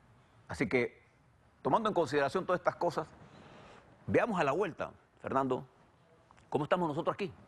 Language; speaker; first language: Spanish; native; Spanish